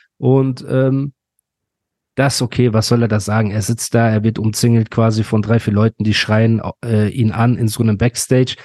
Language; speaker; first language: German; early bilingual, other home language; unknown